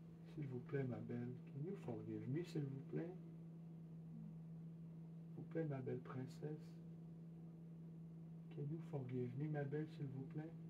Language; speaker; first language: French; non-native, learner; English